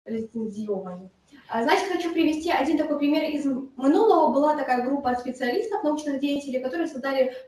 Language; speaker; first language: Russian; non-native, local second language; Ukrainian